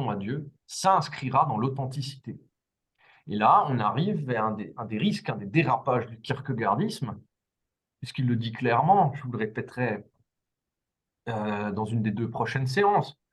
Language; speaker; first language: French; native; French